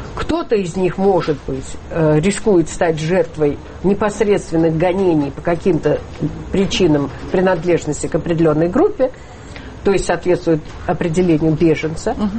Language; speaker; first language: Russian; native; Russian